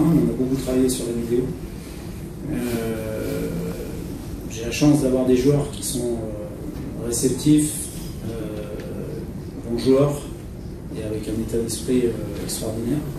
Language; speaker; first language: French; native; French